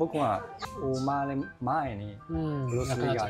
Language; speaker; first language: Japanese; non-native, learner; Chinese